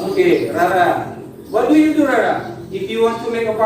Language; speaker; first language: English; non-native, learner; Indonesian